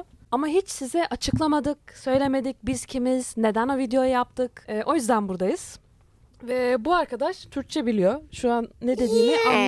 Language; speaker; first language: Turkish; early bilingual, heritage; Turkish